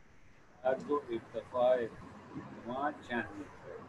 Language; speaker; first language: Persian; non-native, fluent; Urdu